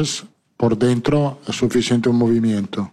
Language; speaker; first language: Portuguese; non-native, learner; Italian